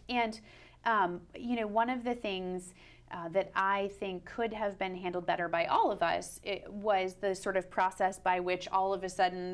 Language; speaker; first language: English; native; English